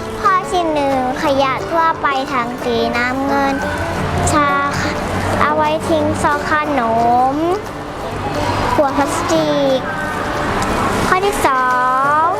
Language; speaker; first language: Thai; native; Thai